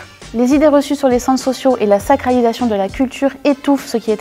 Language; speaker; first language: French; native; French